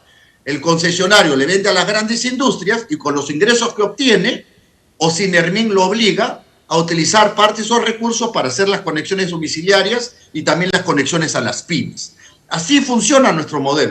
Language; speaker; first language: Spanish; native; Spanish